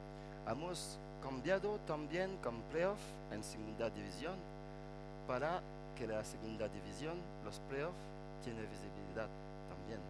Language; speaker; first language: Spanish; non-native, fluent; French